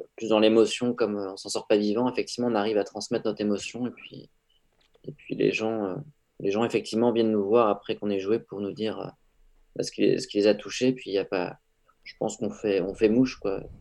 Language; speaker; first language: French; native; French